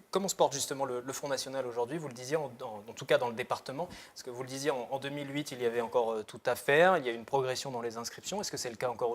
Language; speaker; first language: French; native; French